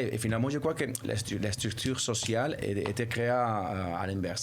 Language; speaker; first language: French; non-native, fluent; Spanish